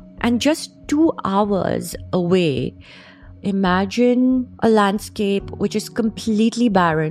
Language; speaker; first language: English; non-native, local second language; Urdu